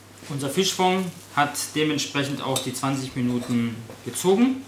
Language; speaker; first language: German; native; German